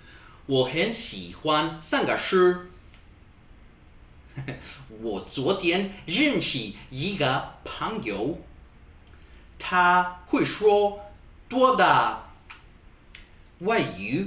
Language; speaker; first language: Chinese; non-native, learner; English